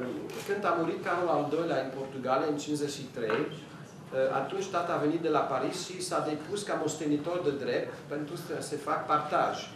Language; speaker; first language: Romanian; early bilingual, heritage; Romanian